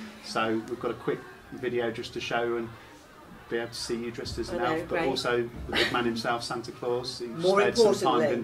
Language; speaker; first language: English; native; English